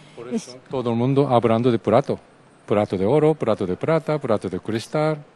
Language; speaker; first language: Spanish; non-native, learner; Japanese